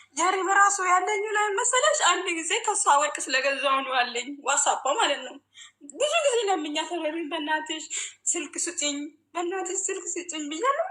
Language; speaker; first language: Amharic; non-native, local second language; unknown